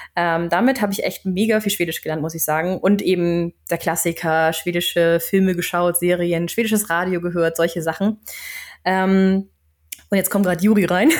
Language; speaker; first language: German; native; German